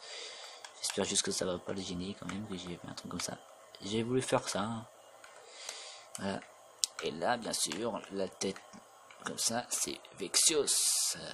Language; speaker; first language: French; native; French